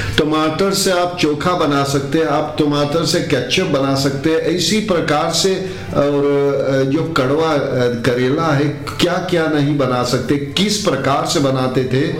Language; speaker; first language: Hindi; early bilingual, heritage; Hindi